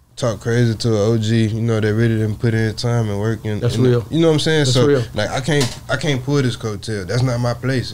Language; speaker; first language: English; native; English